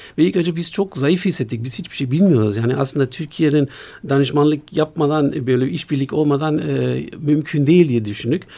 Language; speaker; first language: Turkish; non-native, fluent; German